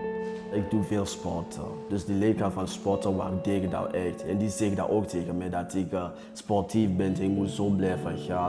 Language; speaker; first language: Dutch; non-native, learner; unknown